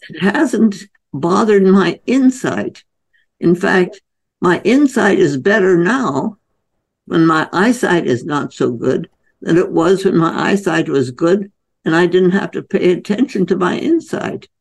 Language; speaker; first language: English; native; English